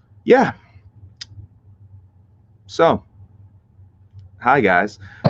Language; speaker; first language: English; native; English